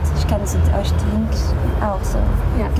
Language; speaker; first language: German; non-native, fluent; French